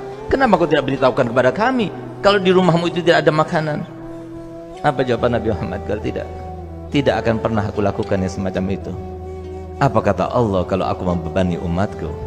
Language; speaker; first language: Indonesian; native; Indonesian